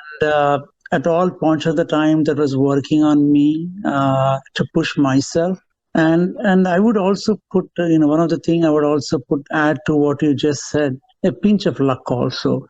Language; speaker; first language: English; non-native, local second language; Telugu